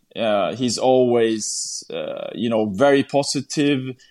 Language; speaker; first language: English; non-native, fluent; Swedish